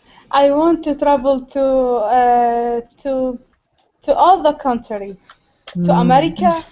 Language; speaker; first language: English; non-native, learner; Arabic